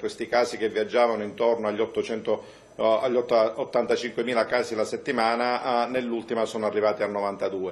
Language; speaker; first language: Italian; native; Italian